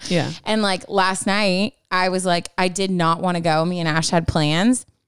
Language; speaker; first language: English; native; English